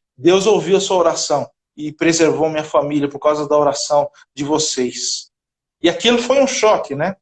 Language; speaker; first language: Portuguese; native; Portuguese